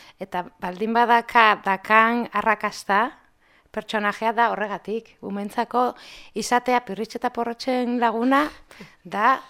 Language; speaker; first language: Basque; non-native, local second language; Spanish